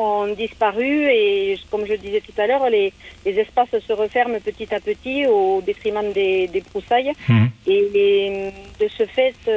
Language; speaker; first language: French; native; French